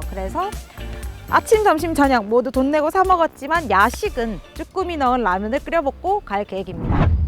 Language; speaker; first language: Korean; native; Korean